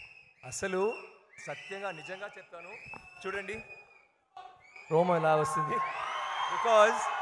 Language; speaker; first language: Telugu; non-native, learner; Tamil